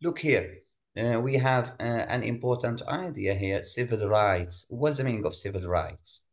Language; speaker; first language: English; non-native, fluent; Arabic